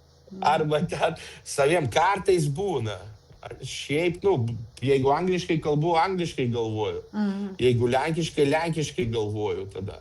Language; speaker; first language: Lithuanian; non-native, local second language; Russian